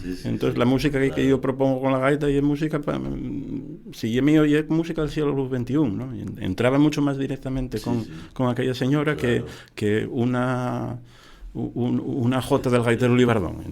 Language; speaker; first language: Spanish; native; Spanish